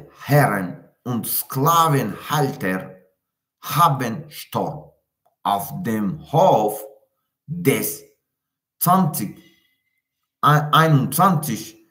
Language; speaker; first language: German; non-native, learner; Tajik